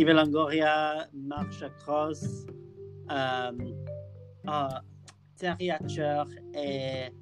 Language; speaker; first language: French; non-native, learner; English